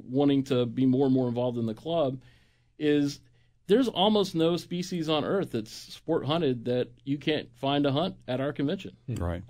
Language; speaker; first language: English; native; English